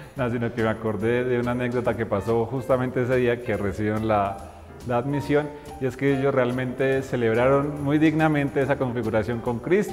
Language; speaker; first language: Spanish; native; Spanish